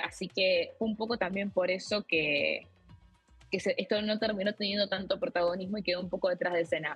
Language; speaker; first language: Spanish; native; Spanish